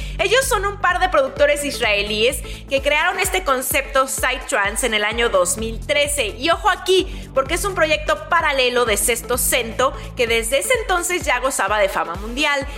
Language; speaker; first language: Spanish; native; Spanish